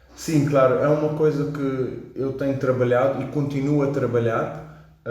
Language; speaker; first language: Portuguese; early bilingual, heritage; English